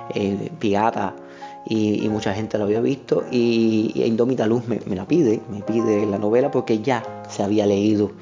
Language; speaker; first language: Spanish; native; Spanish